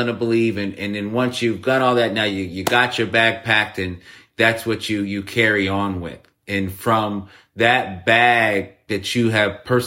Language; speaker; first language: English; native; English